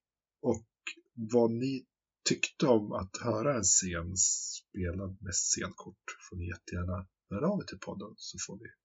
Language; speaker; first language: Swedish; native; Swedish